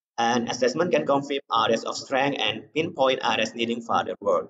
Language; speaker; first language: English; non-native, fluent; Indonesian